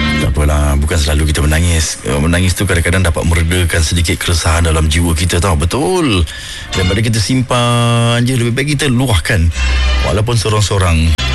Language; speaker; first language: Malay; native; Malay